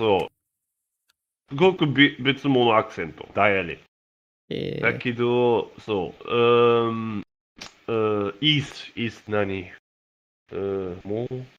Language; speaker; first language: Japanese; non-native, learner; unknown